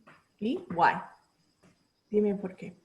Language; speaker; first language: Spanish; non-native, learner; English